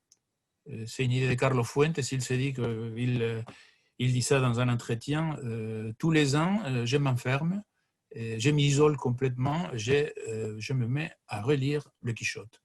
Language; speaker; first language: French; non-native, fluent; Spanish